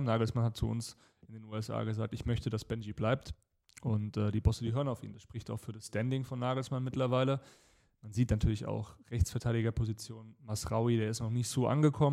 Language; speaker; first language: German; native; German